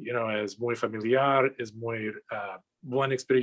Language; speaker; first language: Spanish; non-native, learner; English